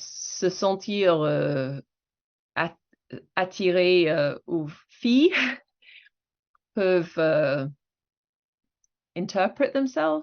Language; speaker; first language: French; non-native, fluent; English